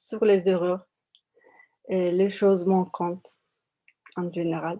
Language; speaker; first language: French; non-native, learner; Turkish